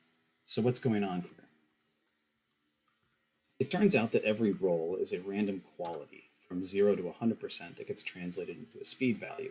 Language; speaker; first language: English; native; English